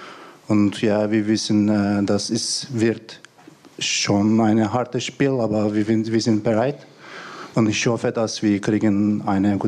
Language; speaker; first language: German; non-native, fluent; Turkish